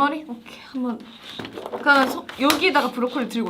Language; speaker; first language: Korean; native; Korean